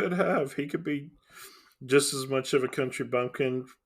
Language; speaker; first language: English; native; English